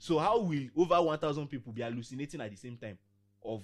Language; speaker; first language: English; non-native, local second language; Yoruba